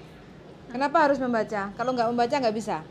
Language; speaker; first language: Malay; non-native, local second language; Javanese